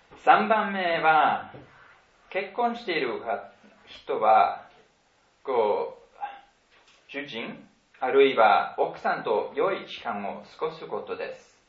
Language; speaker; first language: Japanese; non-native, fluent; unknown